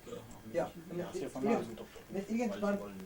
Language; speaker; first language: German; non-native, learner; Korean